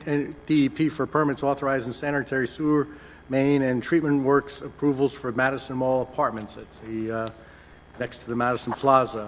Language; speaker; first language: English; native; English